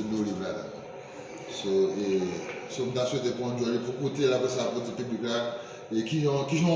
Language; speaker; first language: French; non-native, learner; Haitian Creole